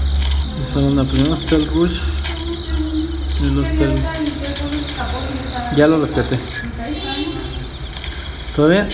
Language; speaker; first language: Spanish; native; Spanish